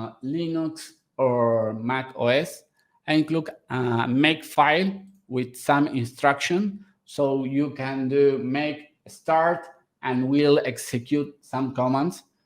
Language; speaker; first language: English; non-native, fluent; Spanish